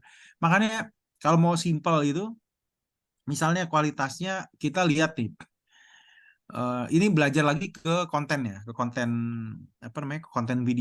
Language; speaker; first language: Indonesian; native; Indonesian